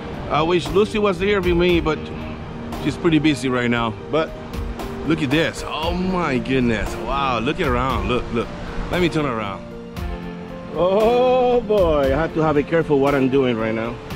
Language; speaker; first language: English; non-native, local second language; Spanish